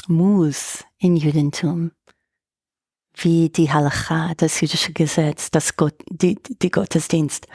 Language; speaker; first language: German; non-native, fluent; English